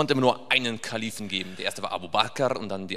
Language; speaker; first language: German; native; German